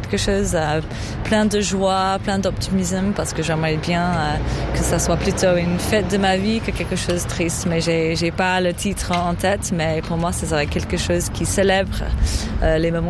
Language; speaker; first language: French; non-native, fluent; English